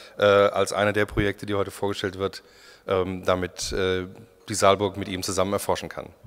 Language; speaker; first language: German; native; German